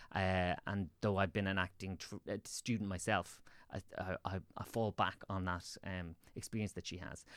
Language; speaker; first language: English; native; English